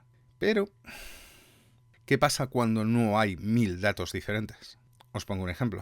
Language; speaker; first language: Spanish; native; Spanish